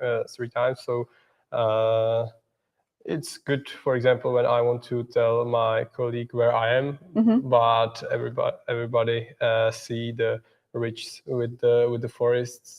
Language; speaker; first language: English; non-native, learner; Czech